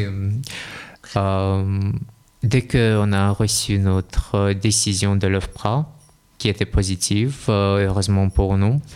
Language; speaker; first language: French; non-native, learner; Russian